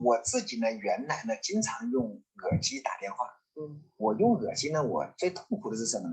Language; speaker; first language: Chinese; native; Chinese